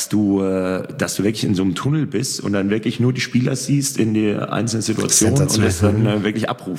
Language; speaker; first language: German; native; German